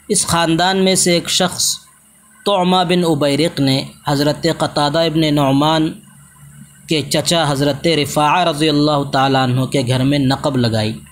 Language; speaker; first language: Urdu; native; Urdu